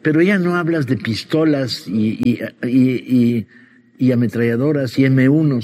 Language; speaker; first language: Spanish; native; Spanish